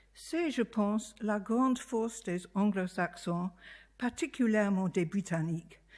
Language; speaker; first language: French; non-native, learner; English